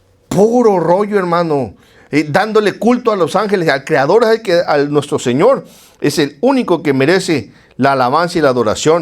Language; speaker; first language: Spanish; native; Spanish